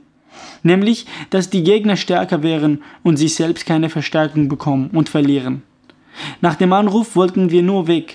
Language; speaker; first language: German; early bilingual, other home language; Kurdish